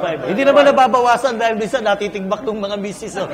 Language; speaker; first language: Filipino; native; Filipino